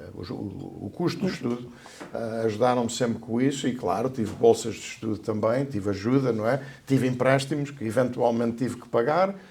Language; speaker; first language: Portuguese; native; Portuguese